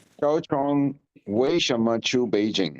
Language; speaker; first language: Chinese; non-native, learner; Urdu